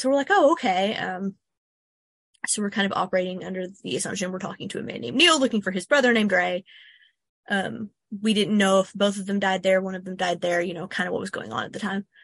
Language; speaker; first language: English; native; English